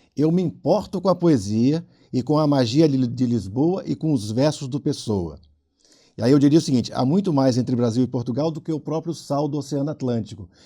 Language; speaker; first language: Portuguese; native; Portuguese